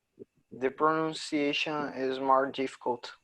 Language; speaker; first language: English; non-native, learner; Portuguese